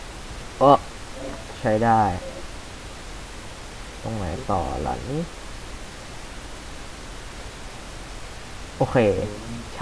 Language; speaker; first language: Thai; native; Thai